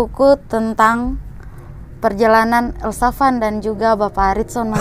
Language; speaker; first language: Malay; non-native, local second language; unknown